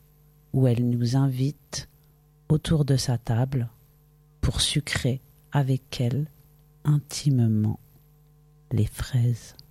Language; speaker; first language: French; native; French